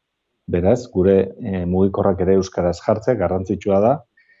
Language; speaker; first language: Basque; native; Basque